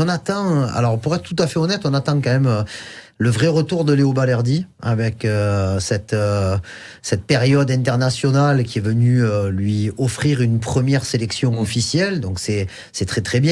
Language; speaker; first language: French; native; French